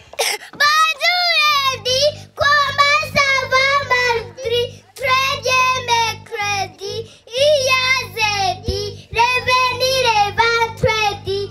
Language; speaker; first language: French; non-native, learner; Kinyarwanda